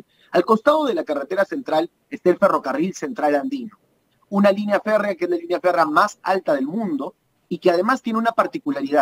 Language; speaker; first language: Spanish; native; Spanish